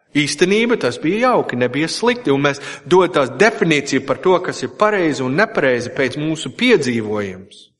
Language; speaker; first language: Latvian; non-native, fluent; English